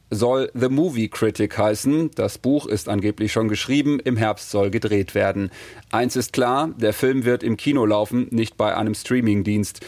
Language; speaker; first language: German; native; German